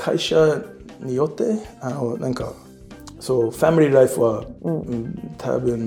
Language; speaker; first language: Japanese; non-native, learner; English